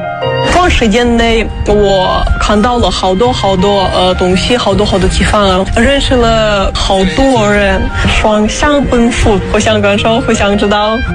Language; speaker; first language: Chinese; non-native, fluent; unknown